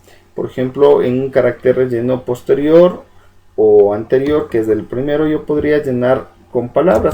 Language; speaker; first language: Spanish; native; Spanish